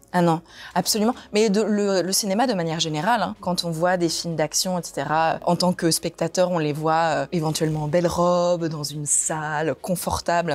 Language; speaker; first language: French; native; French